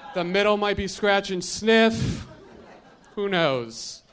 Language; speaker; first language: English; native; English